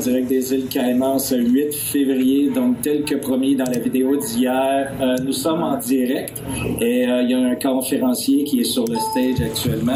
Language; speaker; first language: French; native; French